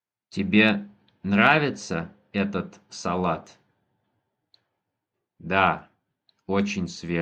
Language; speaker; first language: Russian; non-native, fluent; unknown